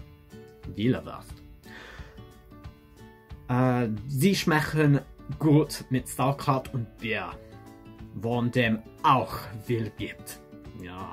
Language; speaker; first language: German; non-native, learner; English